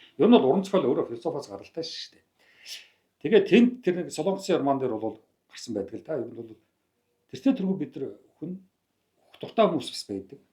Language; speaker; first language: Mongolian; native; Mongolian